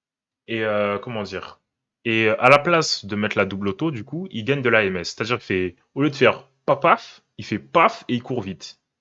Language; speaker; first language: French; native; French